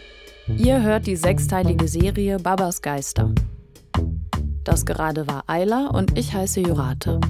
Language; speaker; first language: German; native; German